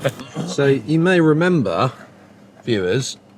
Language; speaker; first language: English; native; English